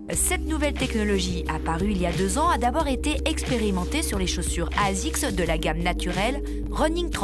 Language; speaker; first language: French; native; French